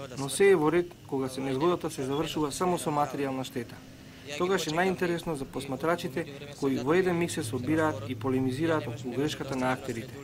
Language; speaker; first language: Macedonian; native; Macedonian